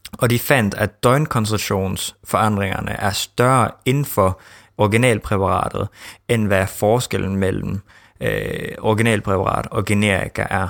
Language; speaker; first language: Danish; early bilingual, heritage; Danish